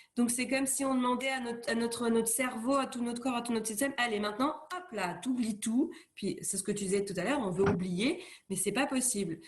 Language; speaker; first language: French; native; French